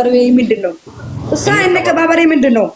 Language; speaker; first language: Amharic; non-native, learner; Oromo